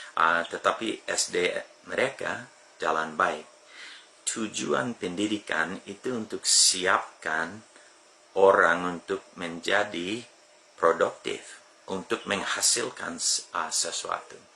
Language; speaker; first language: Indonesian; non-native, fluent; English